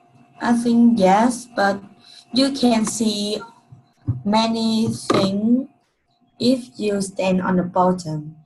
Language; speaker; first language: English; non-native, learner; Vietnamese